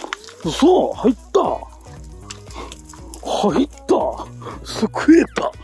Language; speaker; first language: Japanese; native; Japanese